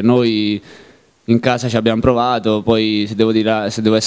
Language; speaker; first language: Italian; native; Italian